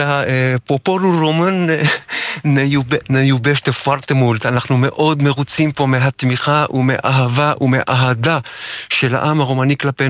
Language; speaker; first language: Hebrew; native; Hebrew